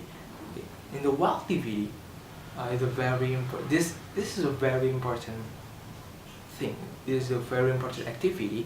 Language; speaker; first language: English; non-native, learner; Indonesian